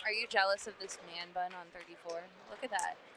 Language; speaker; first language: English; native; English